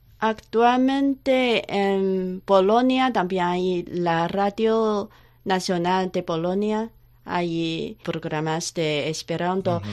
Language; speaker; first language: Spanish; non-native, learner; Chinese